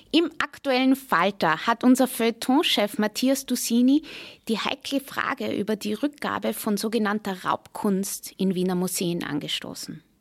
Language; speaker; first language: German; native; German